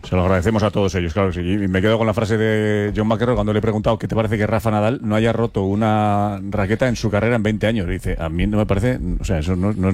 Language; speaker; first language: Spanish; native; Spanish